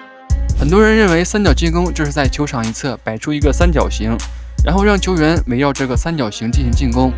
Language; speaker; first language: Chinese; native; Chinese